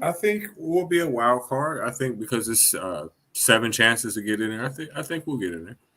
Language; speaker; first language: English; native; English